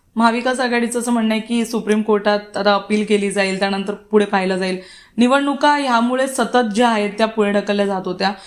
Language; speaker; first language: Marathi; native; Marathi